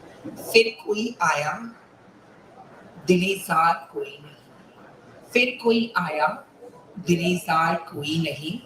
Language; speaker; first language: Hindi; native; Hindi